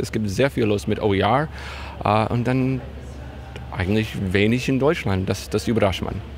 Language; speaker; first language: German; non-native, fluent; English